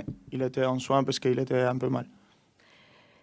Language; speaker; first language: French; non-native, learner; Spanish